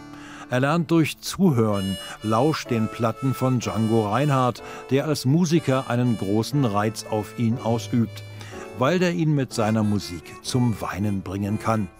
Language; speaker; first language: German; native; German